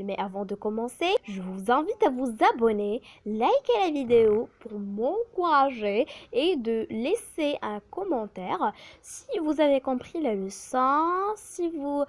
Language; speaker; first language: French; non-native, local second language; Arabic